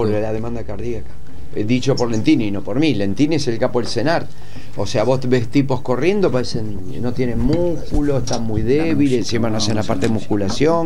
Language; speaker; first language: Spanish; native; Spanish